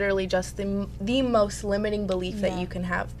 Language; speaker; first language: English; native; English